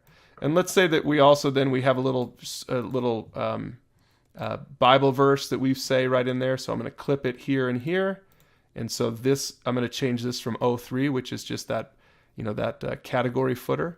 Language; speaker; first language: English; native; English